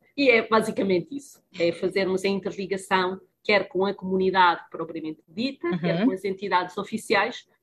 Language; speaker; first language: Portuguese; early bilingual, heritage; Spanish